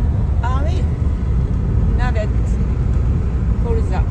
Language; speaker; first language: French; non-native, learner; Japanese